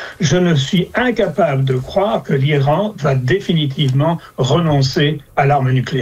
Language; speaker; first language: French; native; French